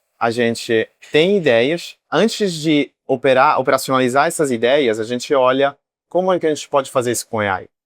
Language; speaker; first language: Portuguese; non-native, fluent; Italian